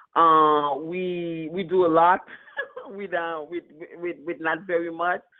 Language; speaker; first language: English; non-native, fluent; Haitian Creole